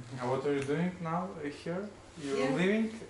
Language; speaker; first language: English; non-native, learner; Ukrainian